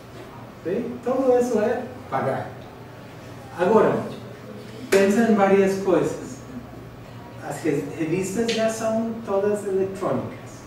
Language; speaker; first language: Spanish; non-native, fluent; English